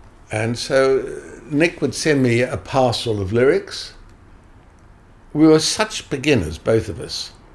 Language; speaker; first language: English; native; English